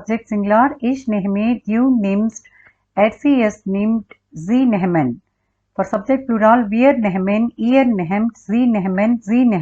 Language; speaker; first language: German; non-native, learner; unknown